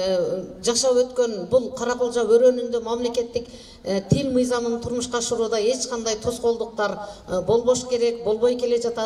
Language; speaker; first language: Kyrgyz; native; Kyrgyz